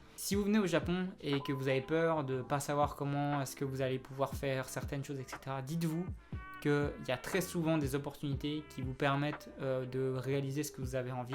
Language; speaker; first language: French; native; French